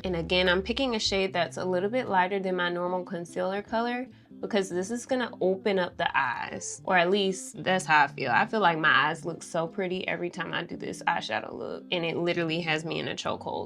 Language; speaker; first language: English; native; English